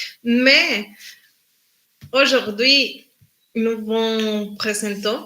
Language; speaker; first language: French; non-native, learner; Spanish